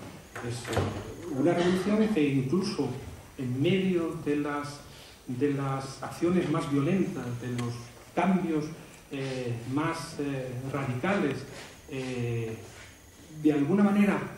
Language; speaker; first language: Spanish; native; Spanish